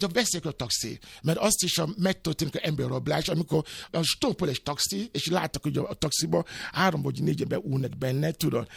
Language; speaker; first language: Hungarian; non-native, learner; Yoruba